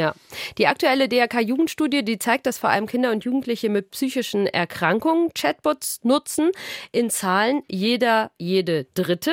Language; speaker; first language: German; native; German